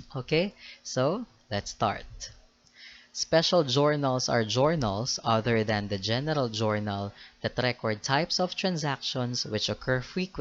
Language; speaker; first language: English; non-native, local second language; Filipino